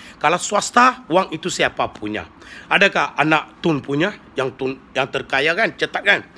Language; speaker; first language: Malay; non-native, local second language; Tamil